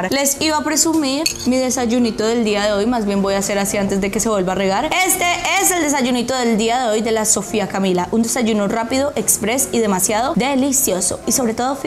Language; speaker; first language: Spanish; native; Spanish